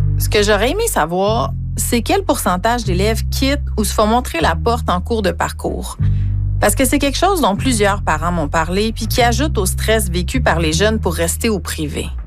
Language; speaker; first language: French; native; French